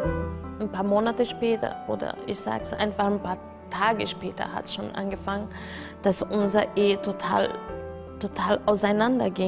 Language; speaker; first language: German; non-native, fluent; Portuguese